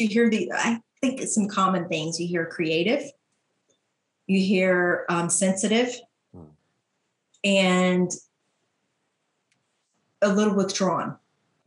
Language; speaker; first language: English; native; English